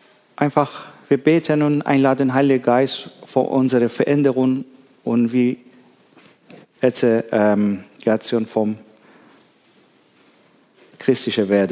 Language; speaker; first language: German; non-native, learner; Persian